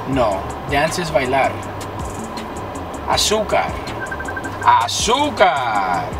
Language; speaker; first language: Spanish; early bilingual, heritage; Spanish